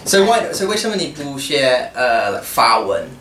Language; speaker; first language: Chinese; non-native, learner; English